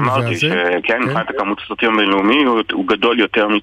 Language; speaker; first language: Hebrew; native; Hebrew